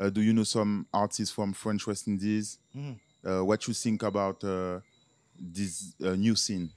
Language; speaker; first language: English; non-native, fluent; French